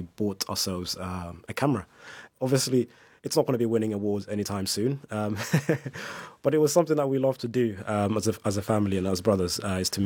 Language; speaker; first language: English; early bilingual, other home language; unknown